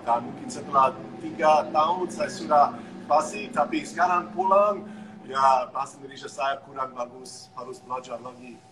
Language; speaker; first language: Indonesian; non-native, fluent; English